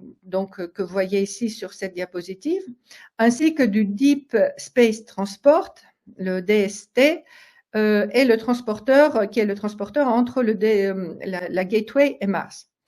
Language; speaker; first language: French; native; French